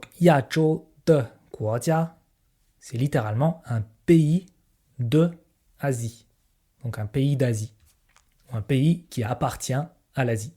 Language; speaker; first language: French; native; French